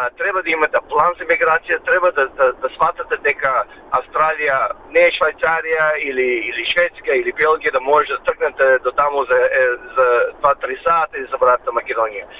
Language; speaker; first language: Macedonian; early bilingual, heritage; Macedonian